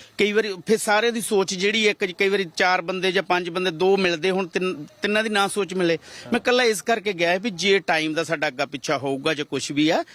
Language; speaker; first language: Punjabi; native; Punjabi